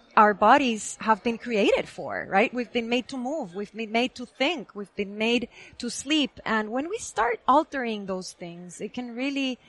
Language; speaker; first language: English; non-native, fluent; Spanish